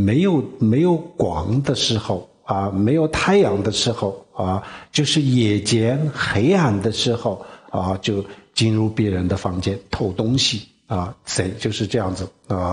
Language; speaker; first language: Chinese; non-native, local second language; Tibetan